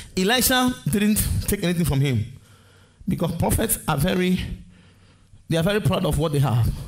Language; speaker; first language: English; non-native, local second language; Akan